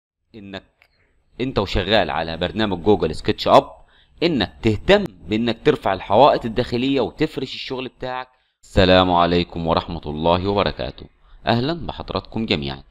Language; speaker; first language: Arabic; native; Arabic